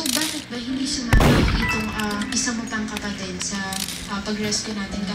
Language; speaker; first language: Filipino; native; Filipino